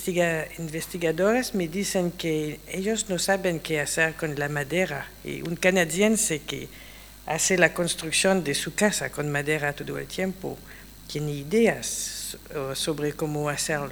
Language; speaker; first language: Spanish; non-native, fluent; English